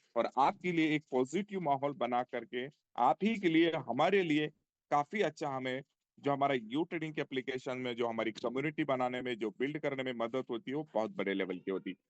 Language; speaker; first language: Hindi; non-native, local second language; Marathi